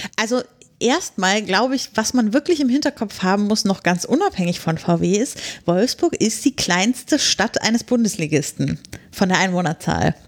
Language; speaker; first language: German; native; German